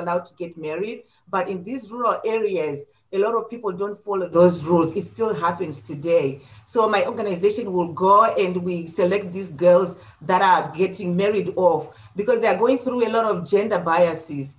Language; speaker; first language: English; non-native, local second language; Shona